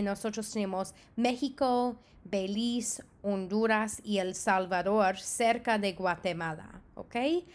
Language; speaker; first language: Spanish; non-native, fluent; English